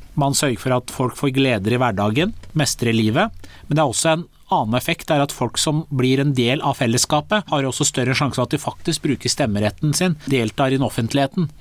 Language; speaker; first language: Norwegian; early bilingual, other home language; Persian